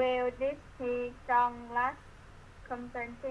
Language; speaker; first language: English; non-native, learner; Vietnamese